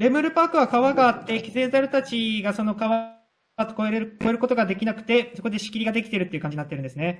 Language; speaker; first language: Japanese; native; Japanese